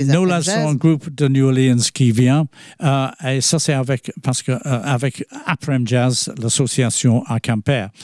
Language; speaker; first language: French; non-native, fluent; English